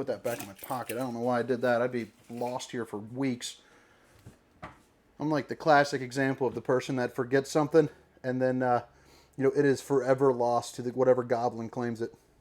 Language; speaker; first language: English; native; English